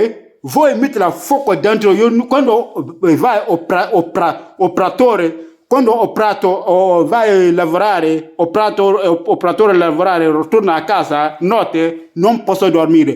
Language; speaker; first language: Italian; non-native, learner; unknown